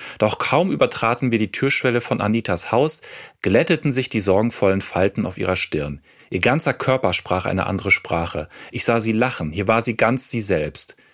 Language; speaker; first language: German; native; German